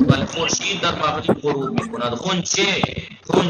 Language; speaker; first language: Persian; non-native, fluent; Urdu